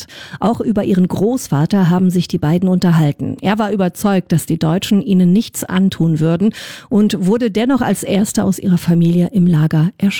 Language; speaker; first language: German; native; German